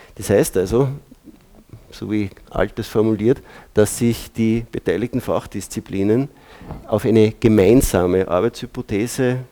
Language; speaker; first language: German; native; German